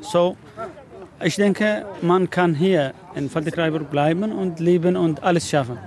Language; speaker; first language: German; non-native, learner; Arabic